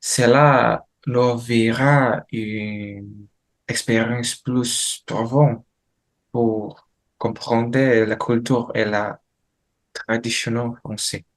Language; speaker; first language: French; non-native, learner; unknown